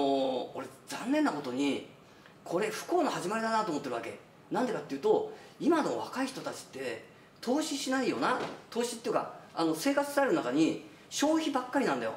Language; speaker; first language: Japanese; native; Japanese